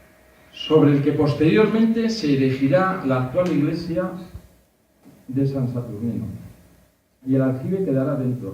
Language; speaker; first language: Spanish; native; Spanish